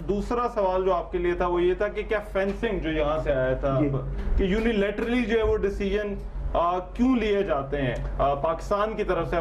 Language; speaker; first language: Urdu; native; Urdu